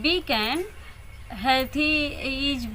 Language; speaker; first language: English; non-native, learner; Hindi